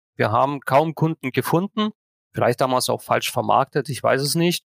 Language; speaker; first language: German; non-native, fluent; Russian